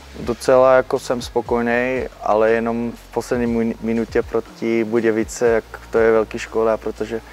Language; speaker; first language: Czech; non-native, fluent; Dutch